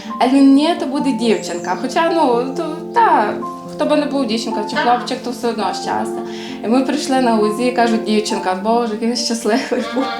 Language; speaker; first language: Ukrainian; native; Ukrainian